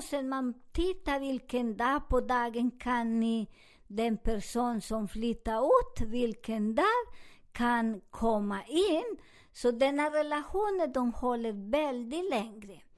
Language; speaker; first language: Swedish; non-native, learner; Spanish